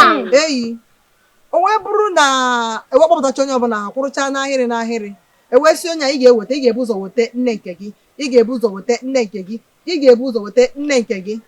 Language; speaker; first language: Igbo; native; Igbo